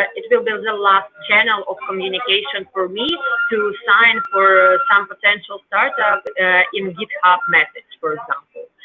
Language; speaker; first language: English; non-native, learner; Ukrainian